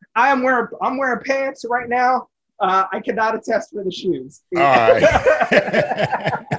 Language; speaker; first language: English; native; English